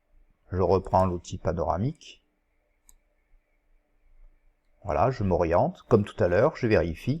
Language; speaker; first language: French; native; French